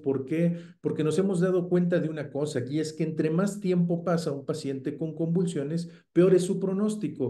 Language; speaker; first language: Spanish; native; Spanish